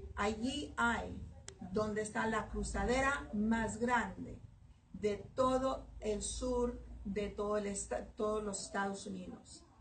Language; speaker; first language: Spanish; early bilingual, heritage; Spanish